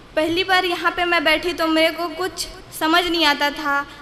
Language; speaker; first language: Hindi; native; Hindi